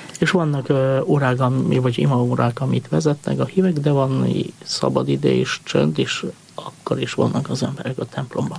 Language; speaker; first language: Hungarian; non-native, fluent; Polish